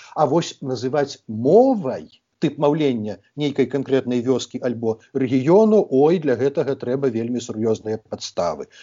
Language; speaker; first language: Belarusian; native; Belarusian